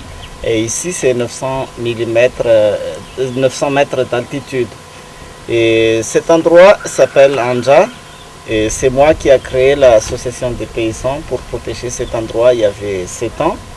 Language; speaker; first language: French; non-native, local second language; Malagasy